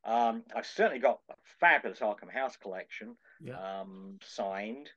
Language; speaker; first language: English; native; English